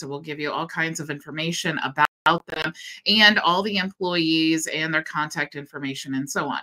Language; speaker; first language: English; native; English